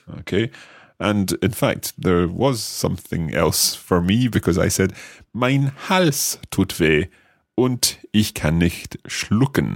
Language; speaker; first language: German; non-native, learner; English